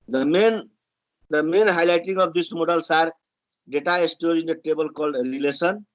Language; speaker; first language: English; non-native, local second language; Nepali